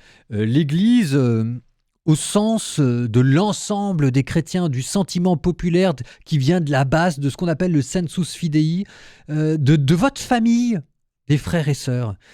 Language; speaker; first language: French; native; French